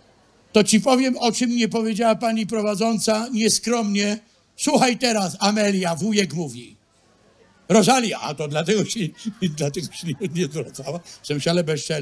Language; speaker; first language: Polish; native; Polish